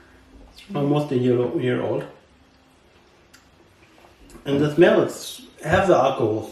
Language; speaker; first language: English; non-native, learner; German